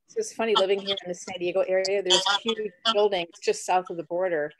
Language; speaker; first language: English; native; English